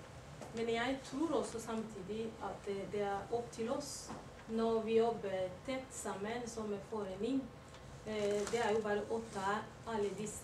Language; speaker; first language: Norwegian; non-native, learner; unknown